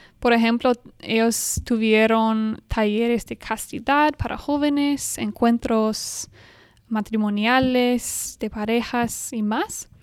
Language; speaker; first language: Spanish; non-native, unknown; English